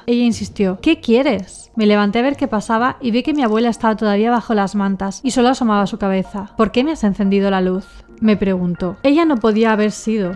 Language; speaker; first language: Spanish; native; Spanish